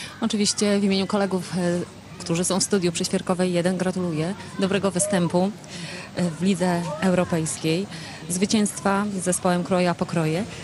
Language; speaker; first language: Polish; native; Polish